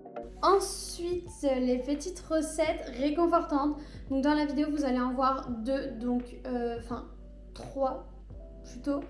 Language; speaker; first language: French; native; French